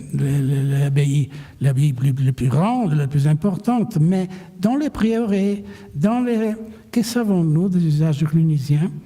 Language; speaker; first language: French; non-native, fluent; Italian